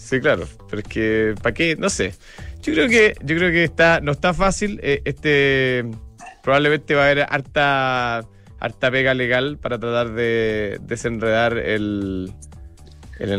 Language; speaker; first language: Spanish; native; Spanish